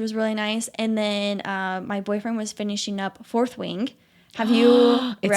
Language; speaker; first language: English; native; English